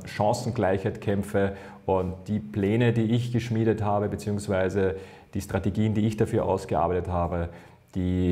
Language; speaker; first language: German; native; German